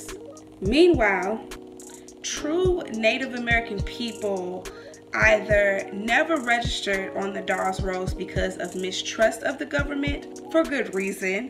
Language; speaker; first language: English; native; English